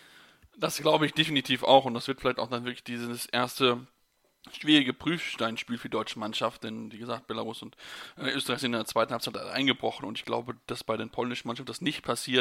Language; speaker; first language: German; native; German